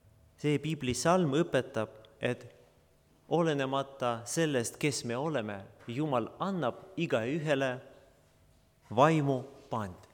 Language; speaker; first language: Estonian; non-native, local second language; Russian